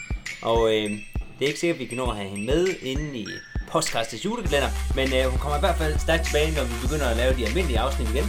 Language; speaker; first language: Danish; native; Danish